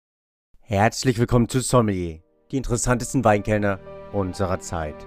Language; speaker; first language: German; native; German